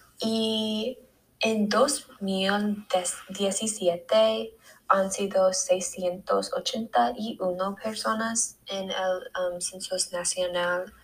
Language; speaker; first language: Spanish; non-native, learner; English